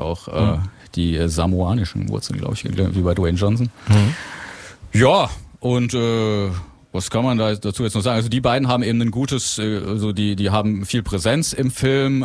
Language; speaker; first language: German; native; German